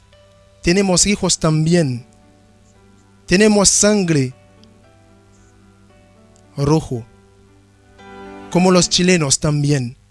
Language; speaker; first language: Spanish; non-native, learner; Haitian Creole